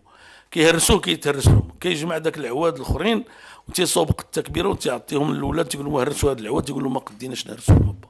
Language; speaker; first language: Arabic; native; Arabic